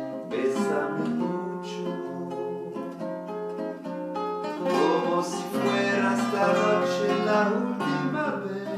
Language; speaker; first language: Spanish; non-native, learner; French